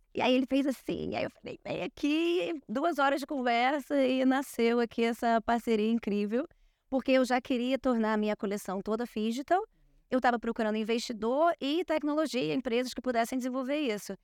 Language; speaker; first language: Portuguese; native; Portuguese